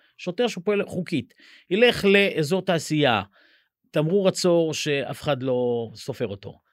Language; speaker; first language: Hebrew; native; Hebrew